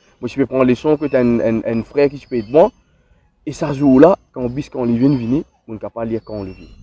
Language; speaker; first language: French; non-native, local second language; Morisyen